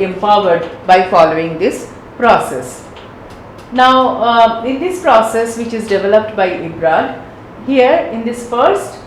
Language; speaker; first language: English; non-native, local second language; Bangla